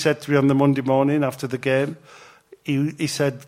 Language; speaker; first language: English; native; English